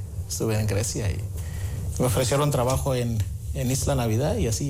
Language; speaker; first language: Spanish; non-native, fluent; Greek